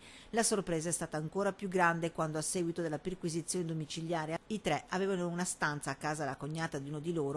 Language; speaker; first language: Italian; native; Italian